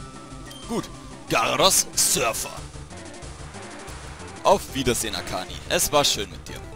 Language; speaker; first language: German; native; German